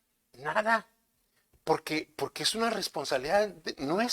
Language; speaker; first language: Spanish; native; Spanish